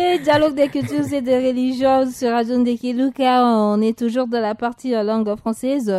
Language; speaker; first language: French; non-native, local second language; Sango